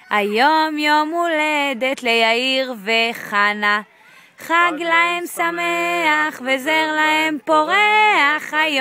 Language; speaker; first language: Hebrew; native; Hebrew